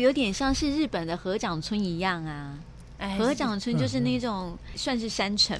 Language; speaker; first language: Chinese; native; Chinese